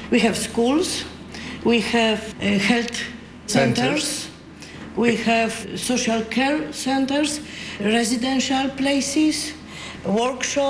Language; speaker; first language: English; non-native, learner; Polish